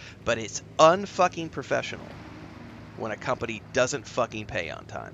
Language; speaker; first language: English; native; English